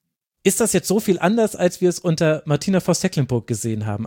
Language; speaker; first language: German; native; German